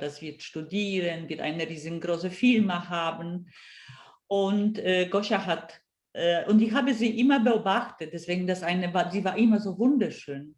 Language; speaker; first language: German; non-native, fluent; Polish